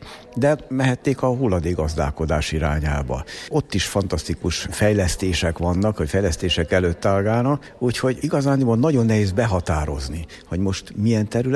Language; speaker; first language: Hungarian; native; Hungarian